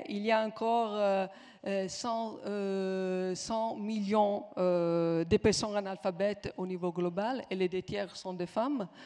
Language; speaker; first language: French; non-native, fluent; Italian